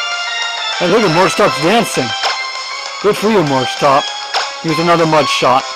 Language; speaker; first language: English; native; English